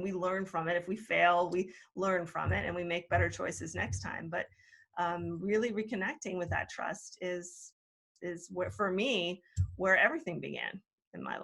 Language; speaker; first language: English; native; English